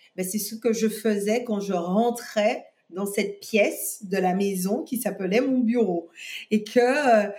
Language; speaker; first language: French; native; French